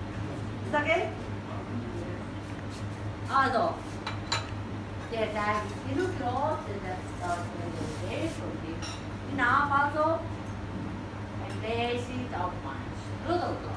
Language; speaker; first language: German; non-native, fluent; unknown